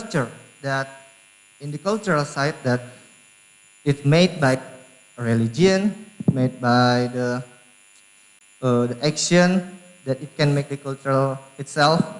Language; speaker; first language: English; non-native, learner; Indonesian